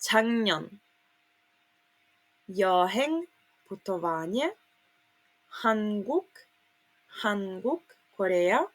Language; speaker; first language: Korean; non-native, fluent; Serbian